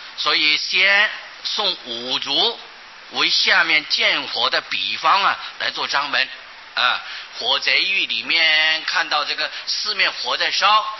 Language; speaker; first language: Chinese; non-native, local second language; Hakka Chinese